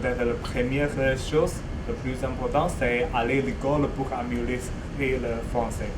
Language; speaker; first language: French; non-native, learner; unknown